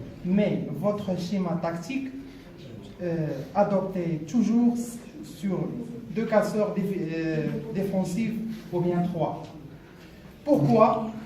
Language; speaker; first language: French; non-native, local second language; Arabic